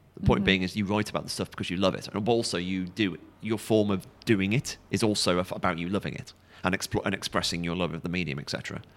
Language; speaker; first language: English; native; English